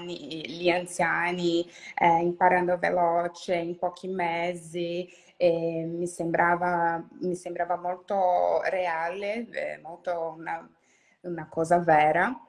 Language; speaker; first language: Italian; non-native, learner; Portuguese